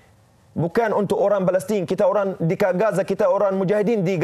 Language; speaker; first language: Indonesian; non-native, fluent; Arabic